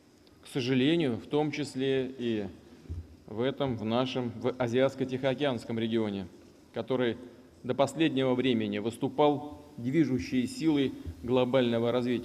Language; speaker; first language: Russian; native; Russian